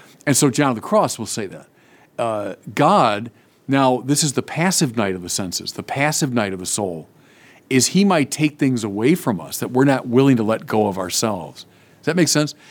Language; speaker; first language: English; native; English